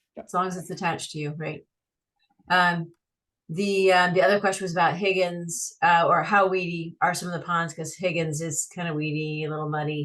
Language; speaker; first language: English; native; English